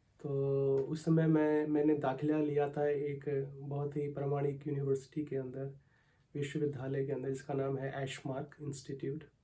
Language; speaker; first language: Hindi; native; Hindi